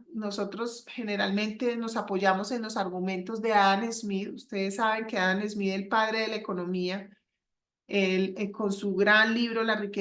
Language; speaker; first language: Spanish; native; Spanish